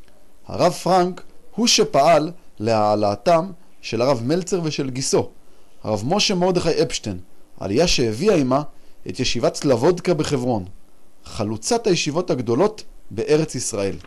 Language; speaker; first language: Hebrew; native; Hebrew